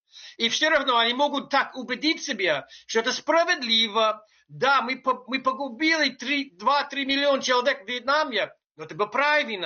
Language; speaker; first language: Russian; non-native, fluent; English